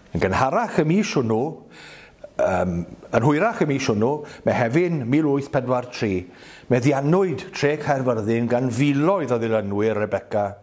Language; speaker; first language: Welsh; native; Welsh